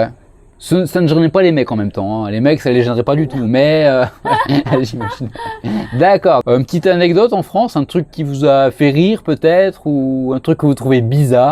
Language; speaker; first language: French; native; French